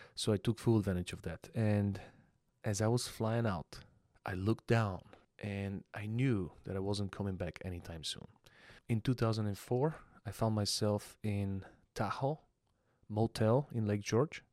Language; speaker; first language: English; non-native, fluent; Bulgarian